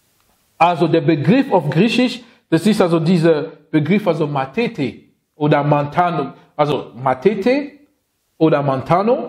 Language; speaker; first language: German; non-native, fluent; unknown